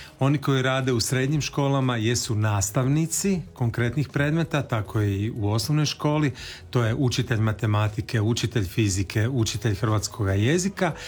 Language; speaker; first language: Croatian; native; Croatian